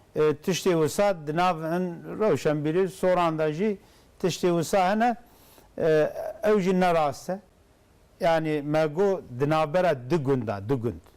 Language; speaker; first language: Kurdish; non-native, local second language; Zaza